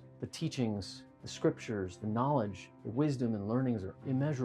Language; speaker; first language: English; native; English